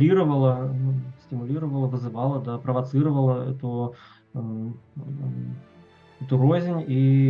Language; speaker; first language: Russian; native; Russian